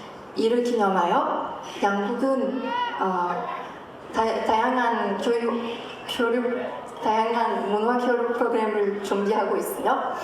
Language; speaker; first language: Korean; non-native, fluent; French